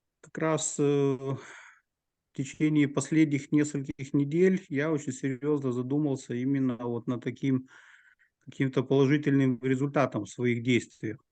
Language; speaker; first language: Russian; native; Russian